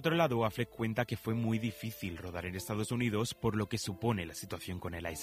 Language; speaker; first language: Spanish; native; Spanish